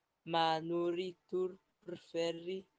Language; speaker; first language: French; non-native, learner; English